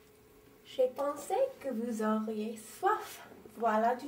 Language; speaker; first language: French; non-native, learner; English